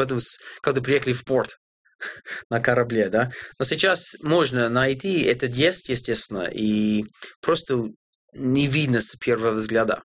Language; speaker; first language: Russian; non-native, fluent; English